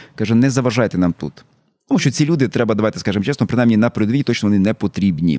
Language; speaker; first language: Ukrainian; native; Ukrainian